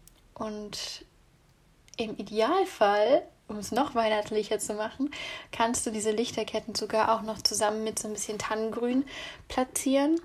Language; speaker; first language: German; native; German